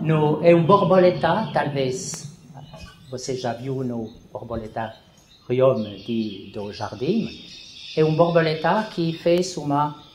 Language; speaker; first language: Portuguese; non-native, learner; French